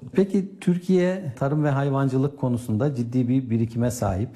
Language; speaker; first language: Turkish; native; Turkish